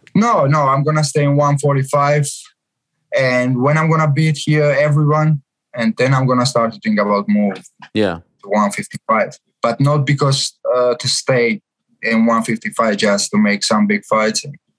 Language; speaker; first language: English; non-native, fluent; Georgian